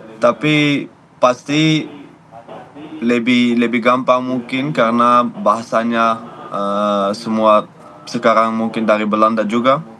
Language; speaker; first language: Indonesian; non-native, fluent; Dutch